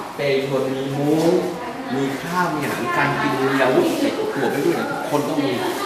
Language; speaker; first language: Thai; non-native, fluent; Vietnamese